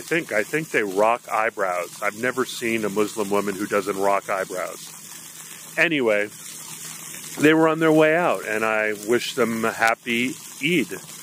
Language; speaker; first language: English; native; English